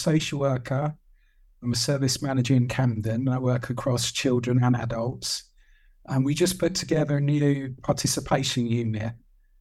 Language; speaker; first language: English; native; English